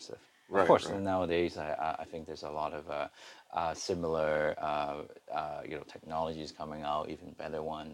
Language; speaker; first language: English; non-native, local second language; Cantonese